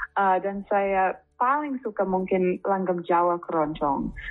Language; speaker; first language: Indonesian; non-native, fluent; English